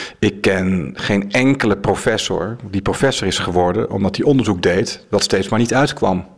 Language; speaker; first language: Dutch; native; Dutch